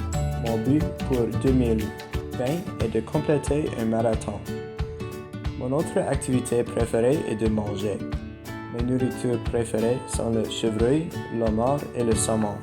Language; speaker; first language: French; non-native, learner; English